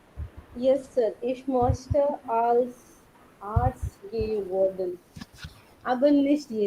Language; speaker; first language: German; non-native, learner; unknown